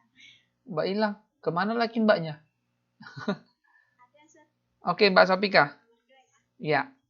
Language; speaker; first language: Indonesian; native; Indonesian